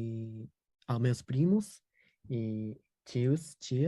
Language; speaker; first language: Portuguese; non-native, learner; Japanese